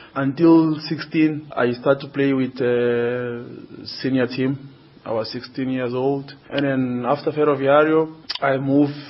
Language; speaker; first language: English; non-native, learner; Portuguese